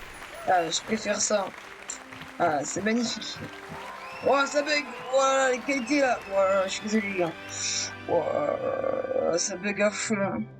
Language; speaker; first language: French; native; French